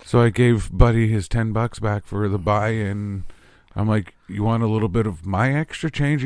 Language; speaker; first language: English; native; English